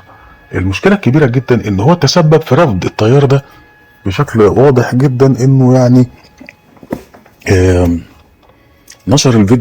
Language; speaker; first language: Arabic; native; Arabic